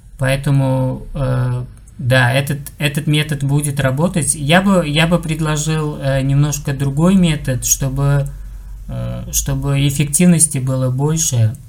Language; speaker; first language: Russian; non-native, local second language; Uzbek